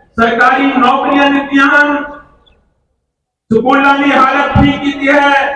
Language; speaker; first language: Hindi; non-native, local second language; Punjabi